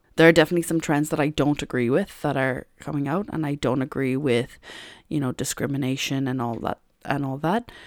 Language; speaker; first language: English; native; English